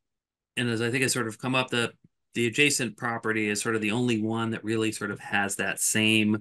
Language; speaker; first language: English; native; English